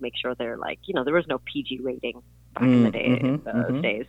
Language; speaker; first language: English; non-native, local second language; Urdu